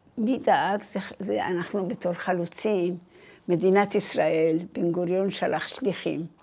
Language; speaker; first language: Hebrew; early bilingual, other home language; Persian